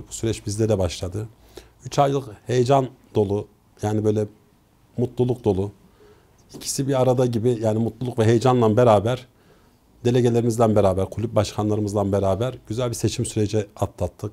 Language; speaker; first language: Turkish; native; Turkish